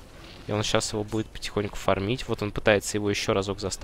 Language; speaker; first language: Russian; native; Russian